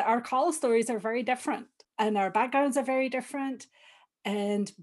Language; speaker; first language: English; native; English